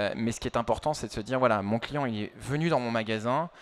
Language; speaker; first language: French; native; French